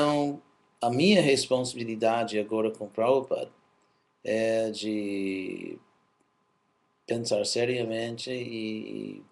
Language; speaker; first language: Portuguese; non-native, fluent; English